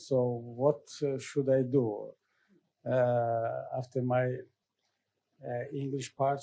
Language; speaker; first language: English; non-native, learner; Tajik